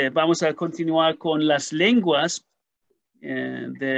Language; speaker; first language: Spanish; non-native, learner; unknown